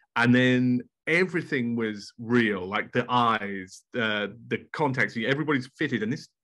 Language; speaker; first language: English; native; English